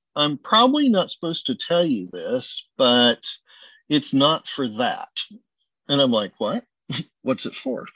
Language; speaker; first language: English; native; English